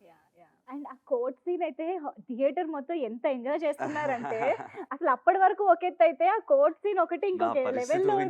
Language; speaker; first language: Telugu; native; Telugu